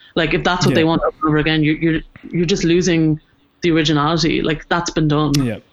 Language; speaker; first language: English; native; English